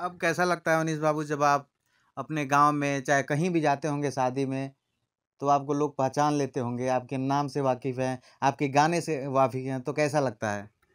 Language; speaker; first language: Hindi; native; Hindi